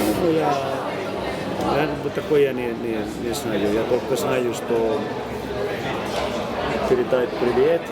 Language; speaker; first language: Russian; non-native, learner; Finnish